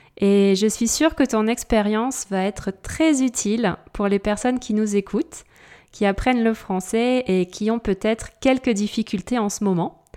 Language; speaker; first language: French; native; French